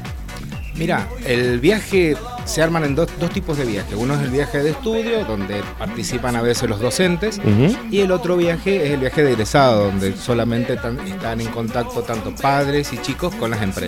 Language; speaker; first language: Spanish; native; Spanish